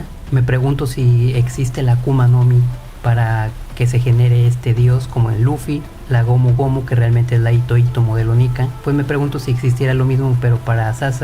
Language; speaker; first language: Spanish; native; Spanish